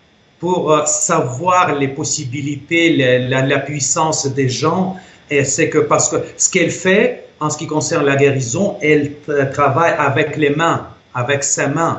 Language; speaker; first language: French; non-native, fluent; Russian